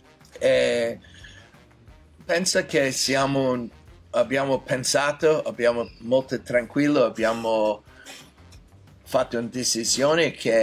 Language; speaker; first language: Italian; non-native, learner; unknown